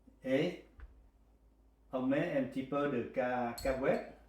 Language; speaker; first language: French; non-native, fluent; Vietnamese